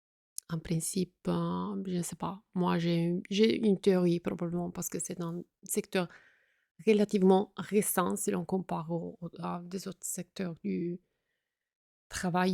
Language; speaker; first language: French; non-native, fluent; Italian